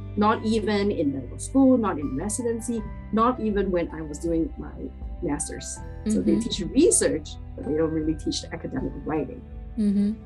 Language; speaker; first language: English; non-native, local second language; Chinese